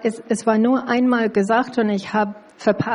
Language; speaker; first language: German; non-native, learner; English